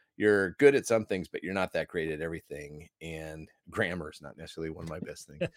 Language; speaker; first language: English; native; English